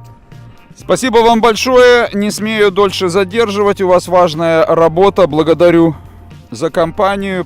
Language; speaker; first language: Russian; native; Russian